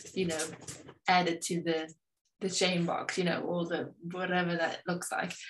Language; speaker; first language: English; native; English